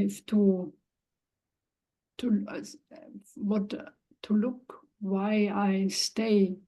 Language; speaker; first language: English; non-native, learner; German